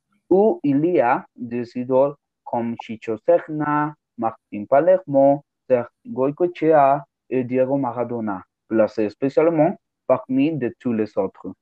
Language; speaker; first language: French; non-native, learner; Spanish